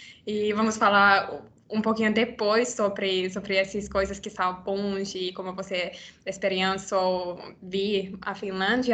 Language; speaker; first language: Portuguese; non-native, learner; Finnish